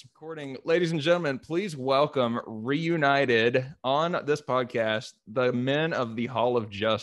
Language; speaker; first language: English; native; English